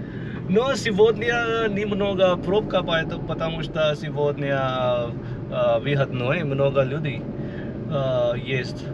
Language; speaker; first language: Russian; non-native, learner; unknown